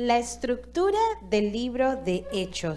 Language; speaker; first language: Spanish; non-native, fluent; English